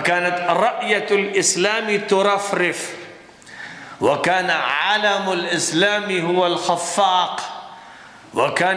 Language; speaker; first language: Arabic; non-native, fluent; Urdu